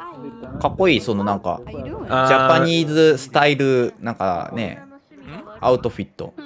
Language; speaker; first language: Japanese; native; Japanese